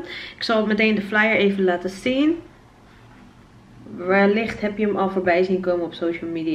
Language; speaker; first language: Dutch; native; Dutch